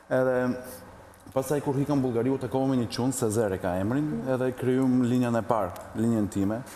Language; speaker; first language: Albanian; early bilingual, heritage; Albanian